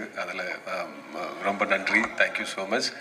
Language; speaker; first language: Tamil; non-native, learner; Malayalam